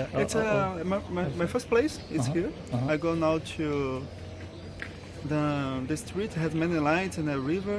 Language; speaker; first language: English; non-native, learner; Portuguese